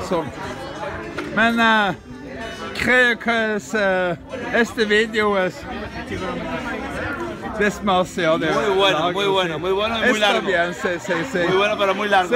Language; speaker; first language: Spanish; non-native, learner; Norwegian